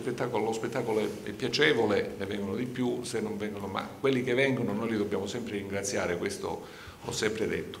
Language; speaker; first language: Italian; native; Italian